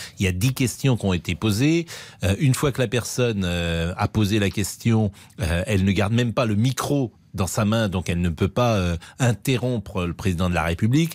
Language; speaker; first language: French; native; French